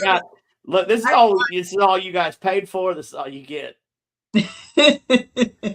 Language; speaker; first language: English; native; English